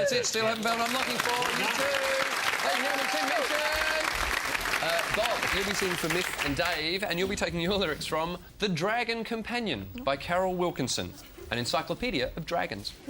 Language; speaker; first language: English; native; English